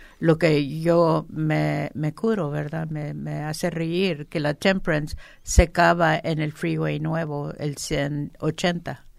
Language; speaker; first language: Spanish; early bilingual, heritage; Spanish